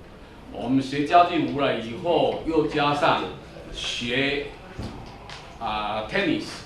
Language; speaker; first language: Chinese; non-native, local second language; Min Nan Chinese